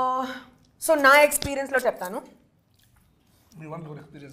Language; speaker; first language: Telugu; non-native, learner; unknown